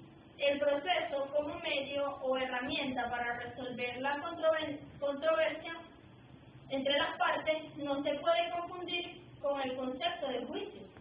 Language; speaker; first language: Spanish; native; Spanish